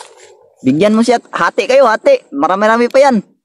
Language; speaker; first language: Filipino; non-native, local second language; Cebuano